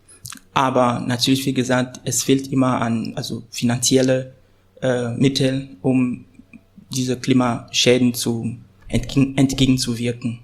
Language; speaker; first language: German; non-native, fluent; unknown